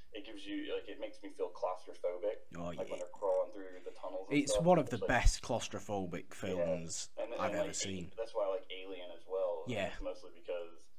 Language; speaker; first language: English; native; English